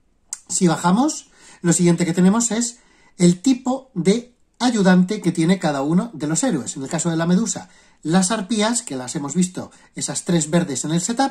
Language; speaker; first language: Spanish; native; Spanish